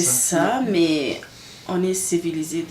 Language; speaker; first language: French; non-native, local second language; Arabic